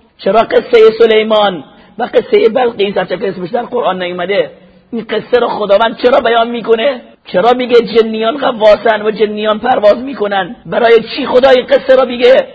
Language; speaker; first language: Persian; native; Persian